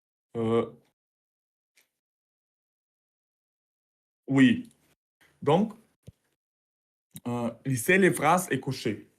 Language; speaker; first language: French; non-native, learner; Russian